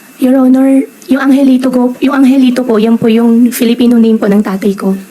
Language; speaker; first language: Filipino; native; Filipino